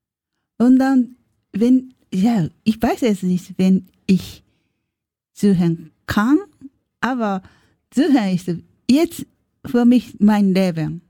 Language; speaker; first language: German; non-native, learner; Japanese